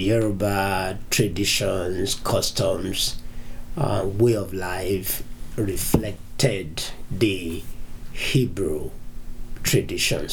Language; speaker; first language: English; non-native, local second language; Yoruba